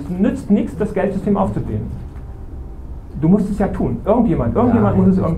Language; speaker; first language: German; native; German